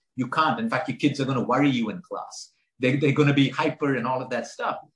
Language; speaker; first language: English; non-native, local second language; Konkani